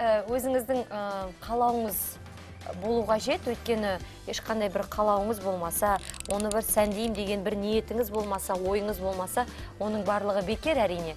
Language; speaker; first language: Kazakh; native; Kazakh